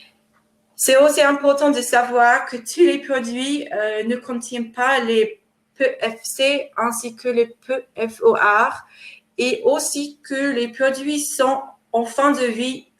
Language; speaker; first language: French; non-native, fluent; English